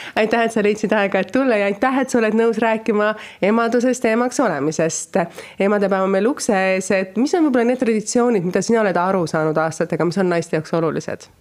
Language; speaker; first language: Estonian; native; Estonian